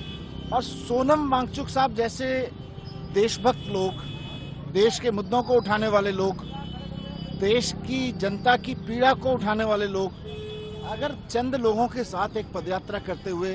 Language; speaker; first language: Hindi; native; Hindi